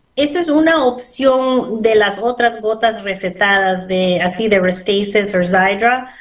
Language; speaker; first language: Spanish; early bilingual, heritage; Spanish